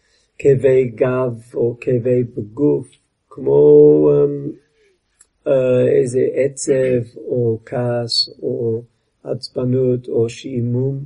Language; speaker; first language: Hebrew; non-native, fluent; English